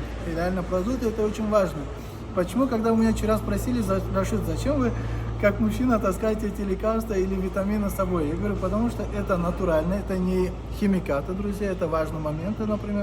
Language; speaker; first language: Russian; non-native, fluent; Turkish